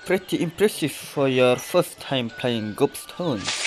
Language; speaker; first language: English; non-native, local second language; Malay